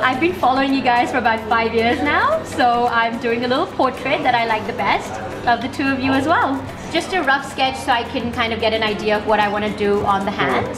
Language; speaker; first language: English; non-native, local second language; Urdu